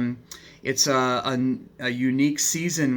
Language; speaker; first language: English; native; English